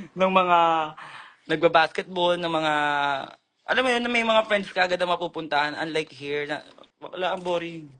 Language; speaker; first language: Filipino; native; Filipino